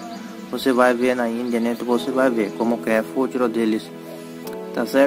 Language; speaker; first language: Portuguese; non-native, learner; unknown